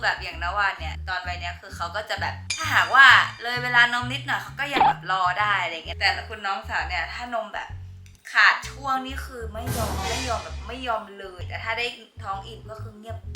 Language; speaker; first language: Thai; native; Thai